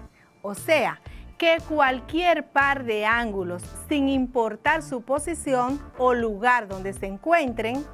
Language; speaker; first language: Spanish; native; Spanish